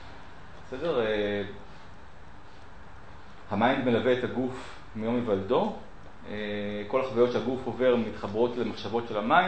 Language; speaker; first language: Hebrew; native; Hebrew